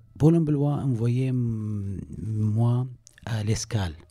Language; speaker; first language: French; non-native, learner; Arabic